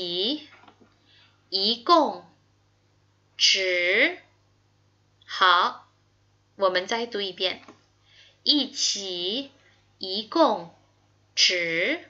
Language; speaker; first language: Chinese; non-native, fluent; Indonesian